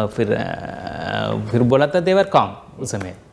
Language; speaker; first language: Hindi; non-native, local second language; Tamil